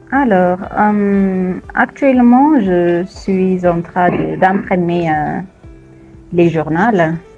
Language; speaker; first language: French; non-native, fluent; Amharic